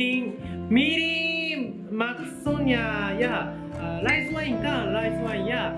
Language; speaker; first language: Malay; non-native, learner; Japanese